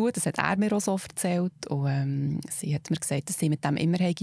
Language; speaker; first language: German; native; German